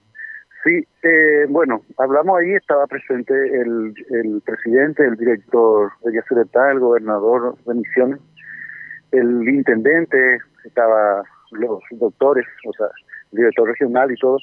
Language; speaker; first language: Spanish; native; Spanish